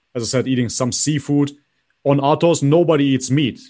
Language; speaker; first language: English; non-native, fluent; Macedonian